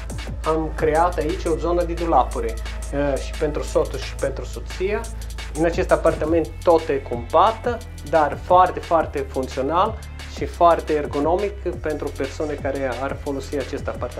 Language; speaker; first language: Romanian; non-native, local second language; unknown